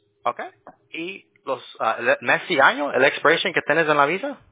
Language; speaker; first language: Spanish; early bilingual, heritage; English